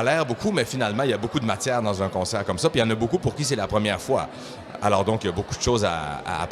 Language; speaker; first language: French; native; French